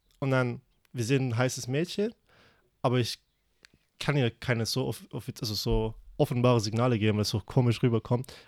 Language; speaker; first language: German; early bilingual, other home language; Persian